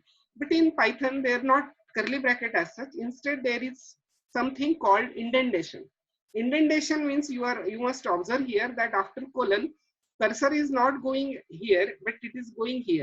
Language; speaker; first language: English; non-native, local second language; Marathi